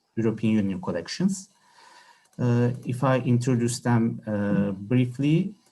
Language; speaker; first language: English; non-native, fluent; Turkish